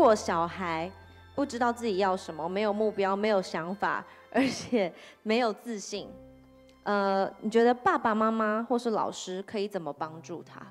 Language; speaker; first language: Chinese; early bilingual, heritage; English